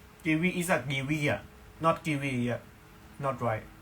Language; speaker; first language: English; non-native, learner; Thai